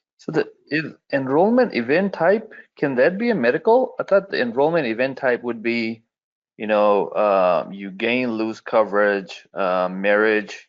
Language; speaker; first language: English; native; English